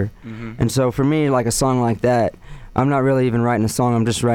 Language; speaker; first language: English; native; English